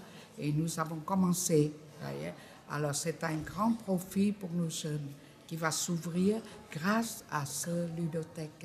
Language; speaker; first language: French; non-native, fluent; Vietnamese